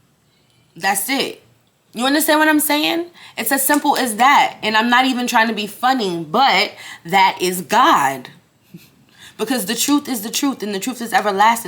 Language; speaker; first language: English; native; English